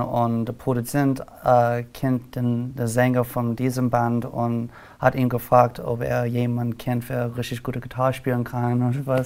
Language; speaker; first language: German; non-native, learner; English